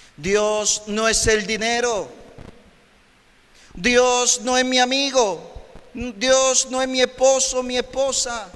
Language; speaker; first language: Spanish; native; Spanish